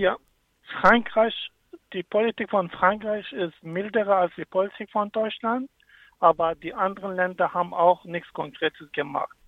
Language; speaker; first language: German; non-native, fluent; Kurdish